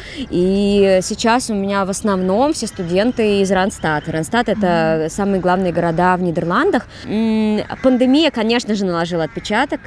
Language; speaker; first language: Russian; native; Russian